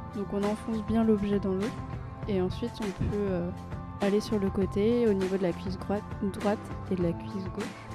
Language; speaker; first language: French; native; French